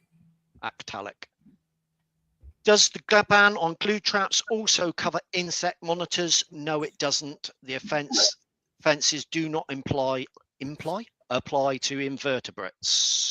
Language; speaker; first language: English; native; English